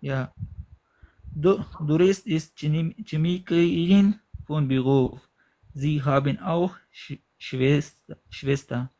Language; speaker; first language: German; non-native, learner; Pashto